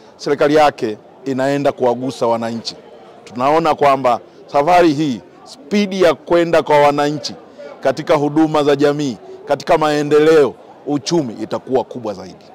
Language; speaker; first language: Swahili; native; Swahili